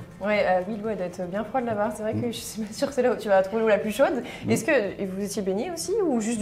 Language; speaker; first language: French; native; French